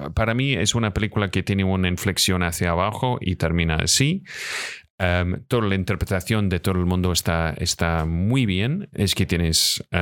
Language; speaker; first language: Spanish; non-native, fluent; English